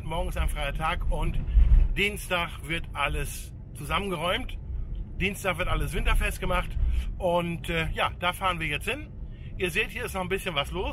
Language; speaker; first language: German; native; German